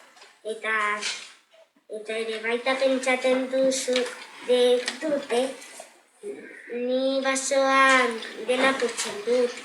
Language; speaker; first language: Basque; non-native, local second language; Spanish